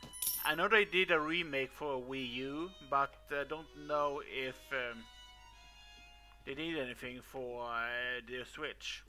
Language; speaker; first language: English; non-native, fluent; Swedish